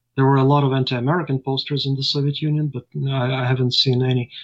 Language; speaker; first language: English; non-native, fluent; Ukrainian